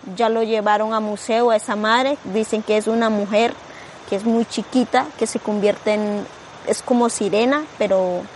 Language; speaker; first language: Spanish; non-native, local second language; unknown